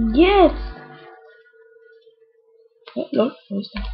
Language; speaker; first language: German; native; German